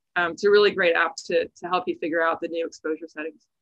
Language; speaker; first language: English; native; English